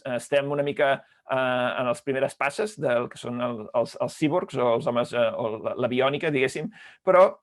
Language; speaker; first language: Catalan; native; Catalan